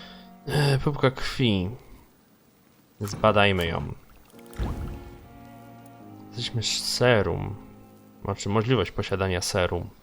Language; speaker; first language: Polish; native; Polish